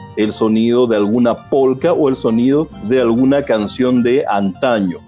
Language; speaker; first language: Spanish; native; Spanish